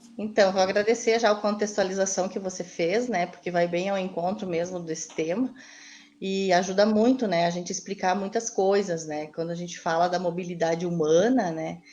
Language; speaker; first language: Portuguese; native; Portuguese